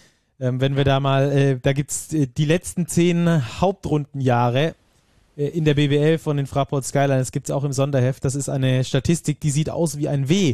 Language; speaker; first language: German; native; German